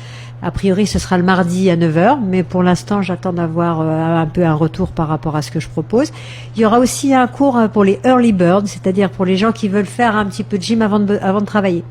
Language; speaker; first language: French; native; French